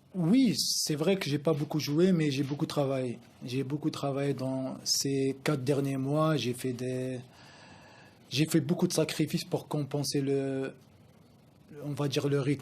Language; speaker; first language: French; non-native, local second language; Arabic